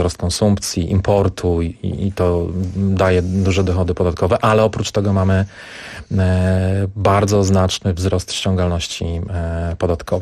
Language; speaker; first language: Polish; native; Polish